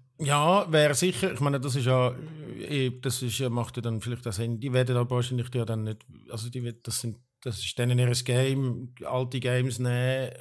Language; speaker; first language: German; native; German